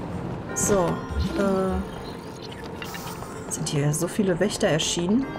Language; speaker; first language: German; native; German